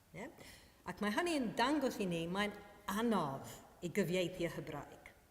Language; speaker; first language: Welsh; non-native, fluent; Maltese